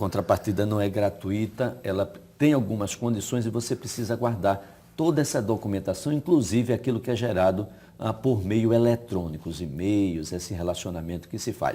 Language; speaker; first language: Portuguese; native; Portuguese